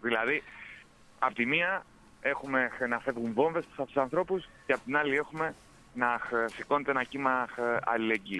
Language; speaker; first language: Greek; native; Greek